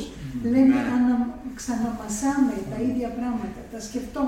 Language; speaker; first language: Greek; native; Greek